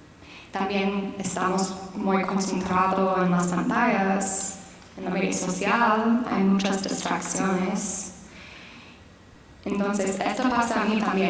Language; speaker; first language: Spanish; non-native, fluent; English